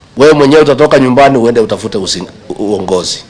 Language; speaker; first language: Swahili; non-native, local second language; Kikuyu